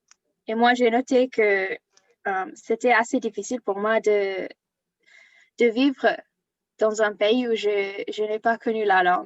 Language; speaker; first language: French; non-native, learner; English